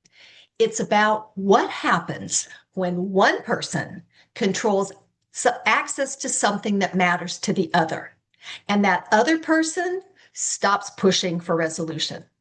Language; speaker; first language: English; native; English